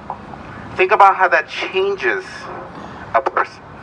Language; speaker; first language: English; early bilingual, other home language; Spanish